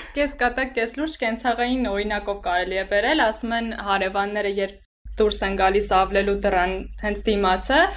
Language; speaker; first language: Armenian; native; Armenian